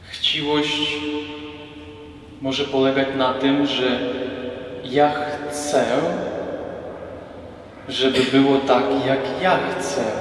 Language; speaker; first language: Polish; non-native, local second language; Ukrainian